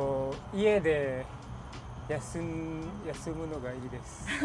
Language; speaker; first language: Japanese; non-native, learner; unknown